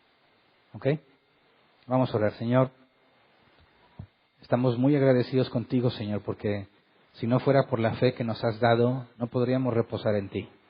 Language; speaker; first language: Spanish; native; Spanish